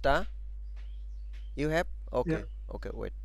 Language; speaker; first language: English; non-native, learner; Bangla